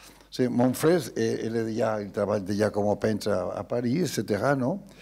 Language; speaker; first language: French; non-native, learner; Spanish